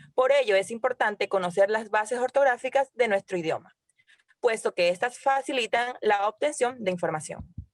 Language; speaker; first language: Spanish; native; Spanish